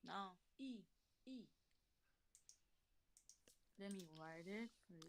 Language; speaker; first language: English; non-native, learner; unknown